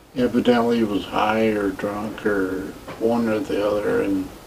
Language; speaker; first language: English; native; English